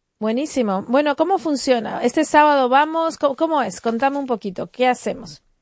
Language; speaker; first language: Spanish; native; Spanish